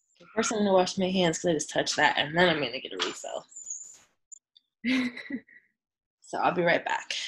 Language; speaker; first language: English; native; English